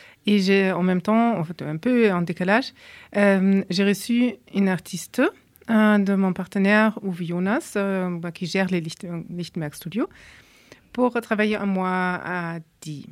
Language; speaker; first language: French; non-native, fluent; German